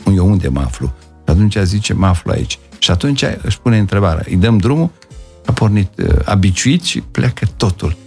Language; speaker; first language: Romanian; native; Romanian